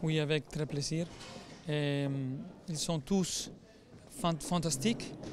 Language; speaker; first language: French; non-native, learner; Spanish